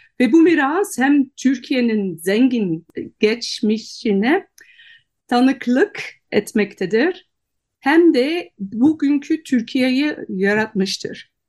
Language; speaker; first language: Turkish; non-native, fluent; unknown